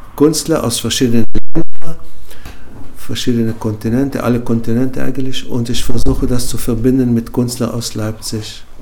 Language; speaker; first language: German; non-native, fluent; Hebrew